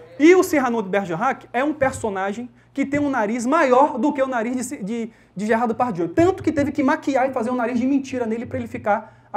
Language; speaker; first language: Portuguese; early bilingual, heritage; Portuguese